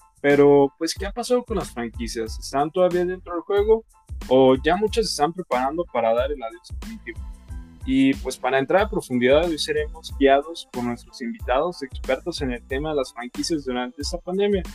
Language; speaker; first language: Spanish; native; Spanish